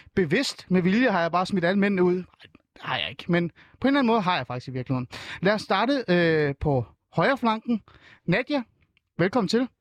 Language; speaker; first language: Danish; early bilingual, other home language; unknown